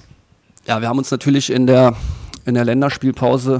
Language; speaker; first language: German; native; German